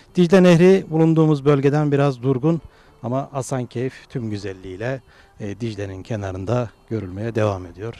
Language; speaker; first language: Turkish; native; Turkish